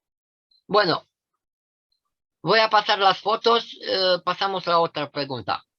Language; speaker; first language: Spanish; non-native, fluent; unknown